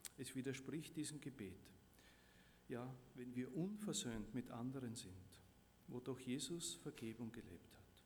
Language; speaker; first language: German; native; German